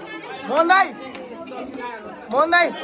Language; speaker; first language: Japanese; non-native, learner; Nepali